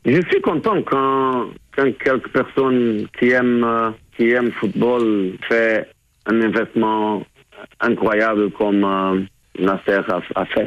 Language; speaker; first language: French; non-native, fluent; Portuguese